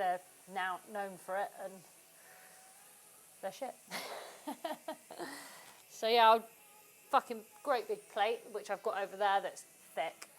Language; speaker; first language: English; native; English